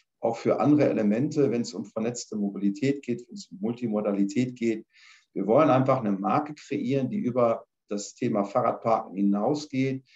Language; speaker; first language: German; native; German